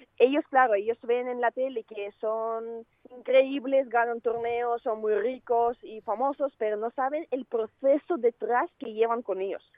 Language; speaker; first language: Spanish; non-native, fluent; Russian